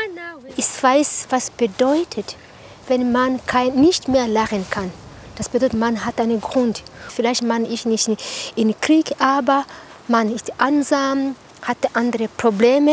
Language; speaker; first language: German; non-native, learner; Kinyarwanda